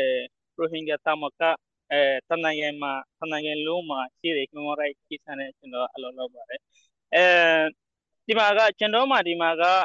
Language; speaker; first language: Burmese; non-native, local second language; Rohingya